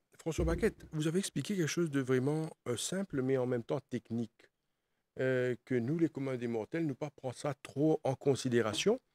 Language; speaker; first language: French; non-native, local second language; Morisyen